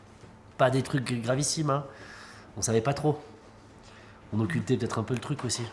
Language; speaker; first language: French; native; French